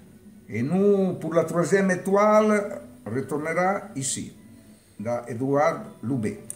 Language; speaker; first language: French; non-native, learner; Italian